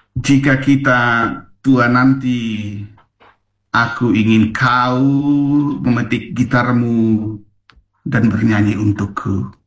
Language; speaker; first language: Malay; non-native, local second language; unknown